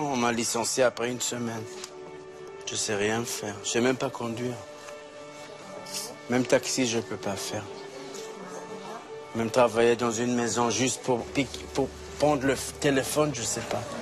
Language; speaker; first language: French; non-native, fluent; Hebrew